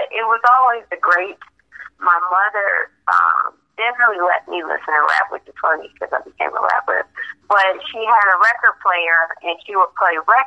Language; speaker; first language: English; native; English